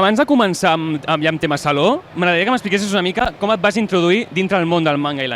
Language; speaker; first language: Catalan; native; Catalan